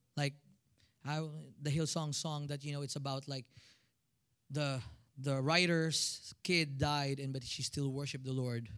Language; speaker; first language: English; non-native, local second language; Filipino